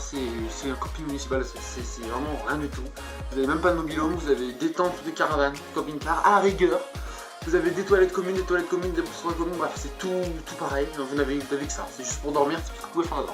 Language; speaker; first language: French; native; French